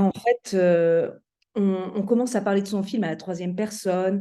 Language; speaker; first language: French; native; French